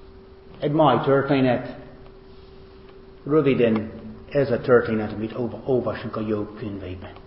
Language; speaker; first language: Hungarian; non-native, fluent; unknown